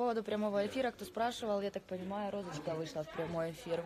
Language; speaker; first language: Russian; native; Russian